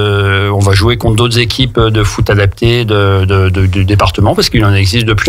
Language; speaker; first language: French; native; French